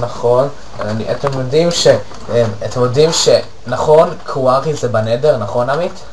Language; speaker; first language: Hebrew; native; Hebrew